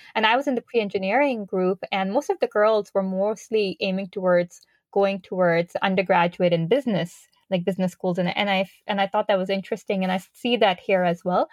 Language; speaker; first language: English; non-native, local second language; Urdu